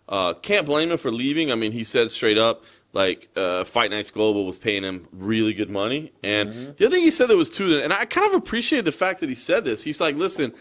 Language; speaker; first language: English; native; English